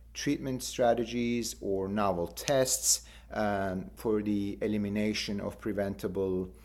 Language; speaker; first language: English; non-native, fluent; Turkish